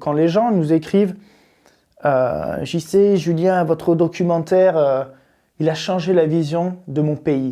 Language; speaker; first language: French; native; French